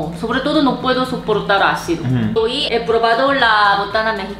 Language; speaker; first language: Spanish; non-native, learner; Korean